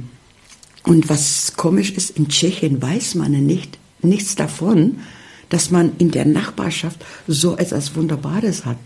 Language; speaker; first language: German; early bilingual, heritage; Czech